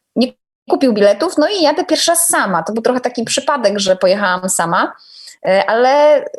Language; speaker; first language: Polish; native; Polish